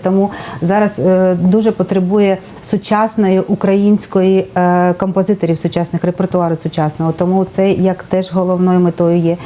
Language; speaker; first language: Ukrainian; native; Ukrainian